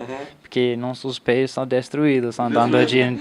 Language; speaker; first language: Portuguese; non-native, fluent; English